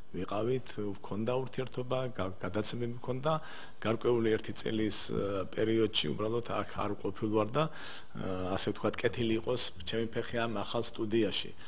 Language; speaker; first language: Georgian; native; Georgian